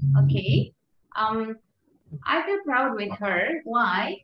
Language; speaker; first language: English; non-native, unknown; Indonesian